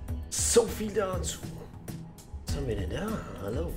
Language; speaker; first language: German; native; German